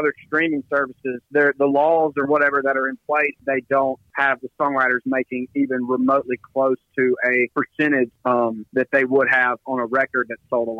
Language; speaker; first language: English; native; English